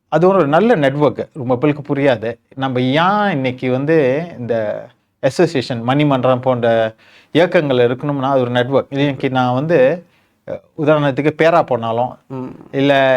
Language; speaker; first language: Tamil; early bilingual, heritage; Tamil